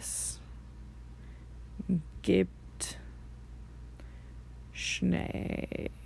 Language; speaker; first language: German; non-native, fluent; English